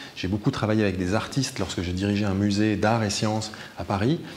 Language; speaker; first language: French; native; French